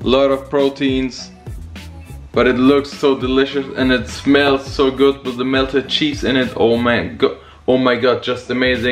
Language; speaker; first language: English; non-native, fluent; German